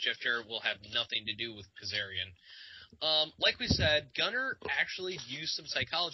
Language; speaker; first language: English; native; English